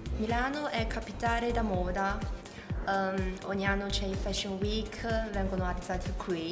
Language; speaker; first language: Italian; non-native, learner; Chinese